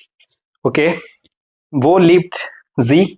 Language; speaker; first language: German; non-native, fluent; Hindi